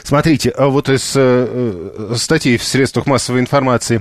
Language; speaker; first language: Russian; native; Russian